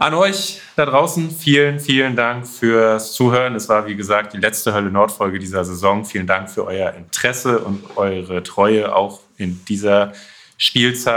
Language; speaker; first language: German; native; German